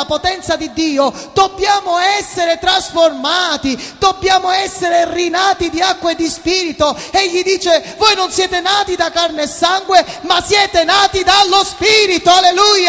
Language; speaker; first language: Italian; native; Italian